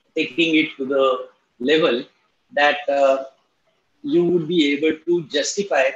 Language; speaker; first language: English; non-native, local second language; Marathi